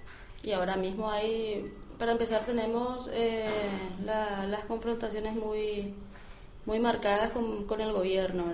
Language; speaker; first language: Spanish; native; Spanish